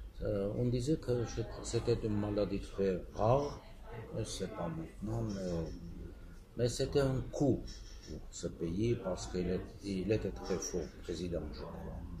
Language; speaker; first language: French; non-native, fluent; Armenian